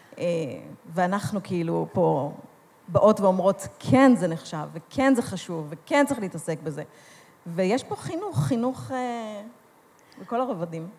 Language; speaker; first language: Hebrew; native; Hebrew